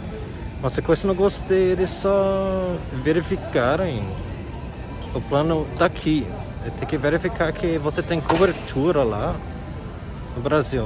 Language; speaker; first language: Portuguese; non-native, fluent; English